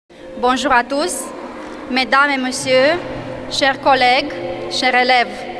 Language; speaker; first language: French; non-native, fluent; Romanian